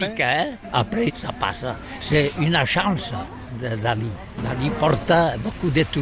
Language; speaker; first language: French; non-native, learner; Catalan